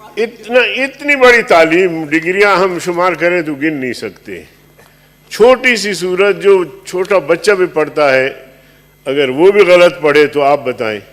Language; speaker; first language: Urdu; non-native, local second language; Pashto